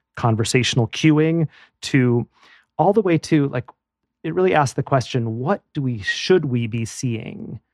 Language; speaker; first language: English; native; English